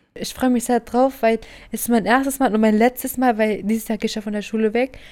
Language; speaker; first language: German; early bilingual, other home language; Persian